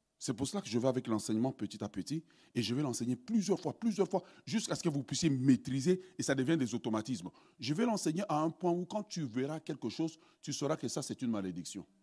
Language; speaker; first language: French; early bilingual, other home language; Lingala